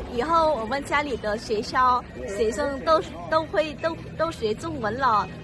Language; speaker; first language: Chinese; non-native, learner; Vietnamese